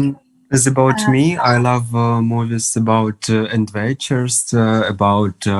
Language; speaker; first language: English; non-native, learner; Ukrainian